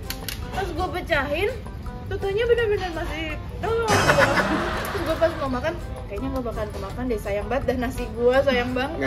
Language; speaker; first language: Indonesian; native; Indonesian